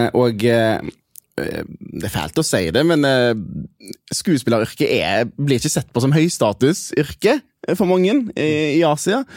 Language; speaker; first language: Norwegian; early bilingual, other home language; Hindi